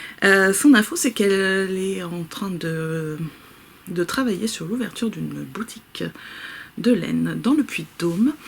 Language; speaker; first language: French; native; French